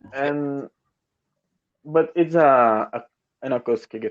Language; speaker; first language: English; non-native, learner; Portuguese